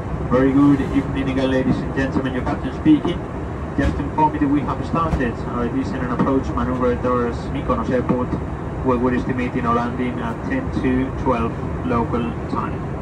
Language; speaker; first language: English; non-native, fluent; Spanish